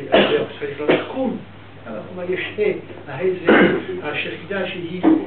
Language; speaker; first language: Hebrew; non-native, fluent; French